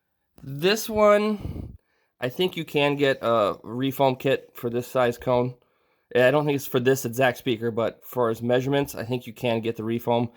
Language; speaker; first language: English; native; English